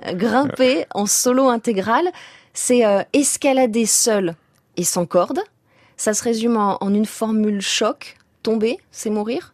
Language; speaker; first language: French; native; French